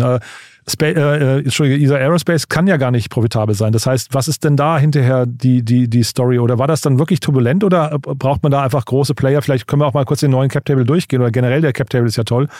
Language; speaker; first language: German; native; German